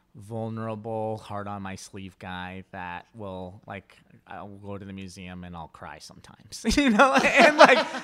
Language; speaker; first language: English; early bilingual, other home language; Spanish